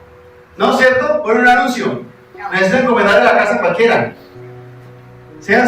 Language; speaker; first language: Spanish; native; Spanish